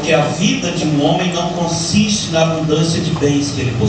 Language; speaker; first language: Portuguese; native; Portuguese